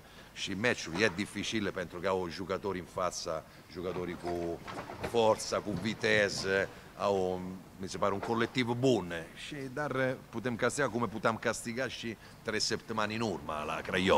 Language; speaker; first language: Romanian; non-native, fluent; Italian